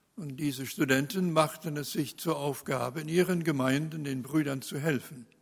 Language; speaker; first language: German; early bilingual, heritage; German